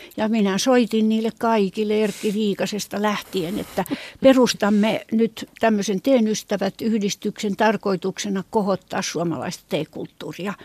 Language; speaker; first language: Finnish; native; Finnish